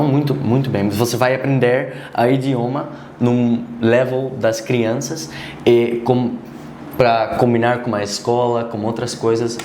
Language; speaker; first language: Portuguese; non-native, learner; Dutch